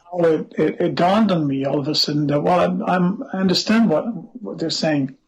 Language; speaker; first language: English; non-native, fluent; Portuguese